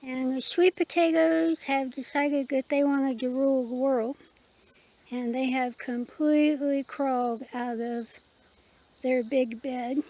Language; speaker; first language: English; native; English